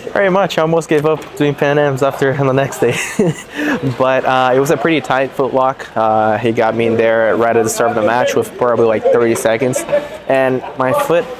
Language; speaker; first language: English; non-native, fluent; Portuguese